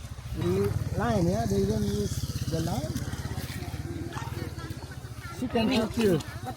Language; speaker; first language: English; non-native, learner; Indonesian